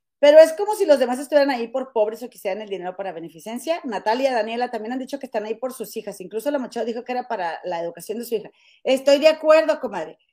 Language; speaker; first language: Spanish; native; Spanish